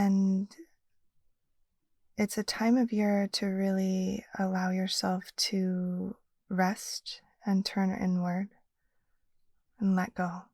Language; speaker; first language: English; native; English